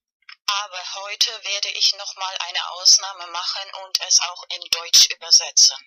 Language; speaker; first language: German; non-native, learner; Spanish